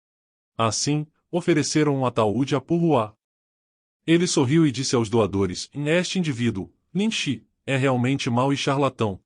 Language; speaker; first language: Portuguese; native; Portuguese